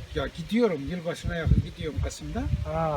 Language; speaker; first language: Turkish; native; Turkish